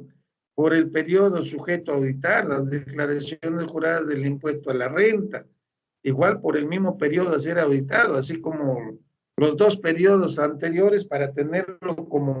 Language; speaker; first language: Spanish; native; Spanish